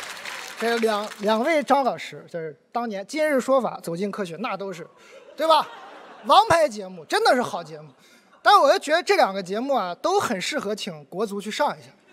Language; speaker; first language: Chinese; native; Chinese